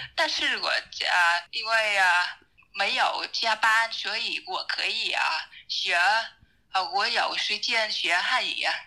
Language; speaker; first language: Chinese; non-native, learner; Vietnamese